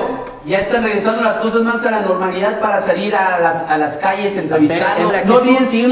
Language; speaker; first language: Spanish; native; Spanish